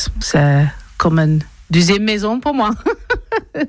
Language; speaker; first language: French; non-native, learner; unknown